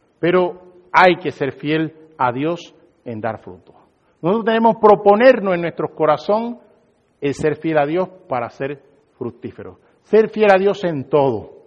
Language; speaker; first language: Spanish; native; Spanish